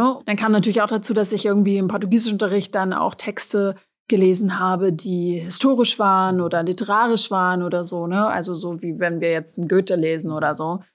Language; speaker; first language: German; native; German